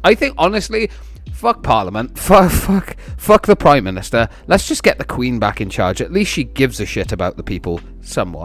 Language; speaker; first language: English; native; English